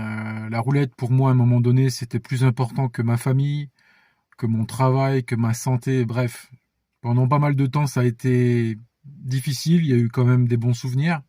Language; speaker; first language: French; native; French